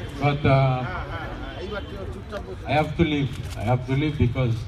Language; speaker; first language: English; non-native, learner; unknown